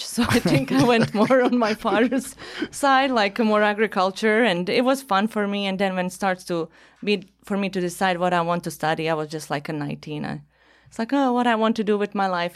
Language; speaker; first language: English; non-native, fluent; Bosnian